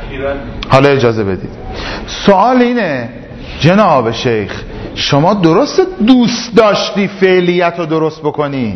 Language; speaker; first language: Persian; native; Persian